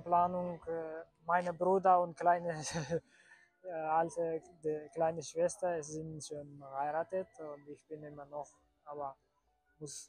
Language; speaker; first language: German; non-native, learner; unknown